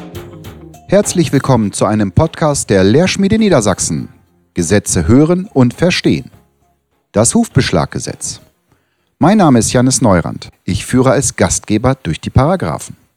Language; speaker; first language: German; native; German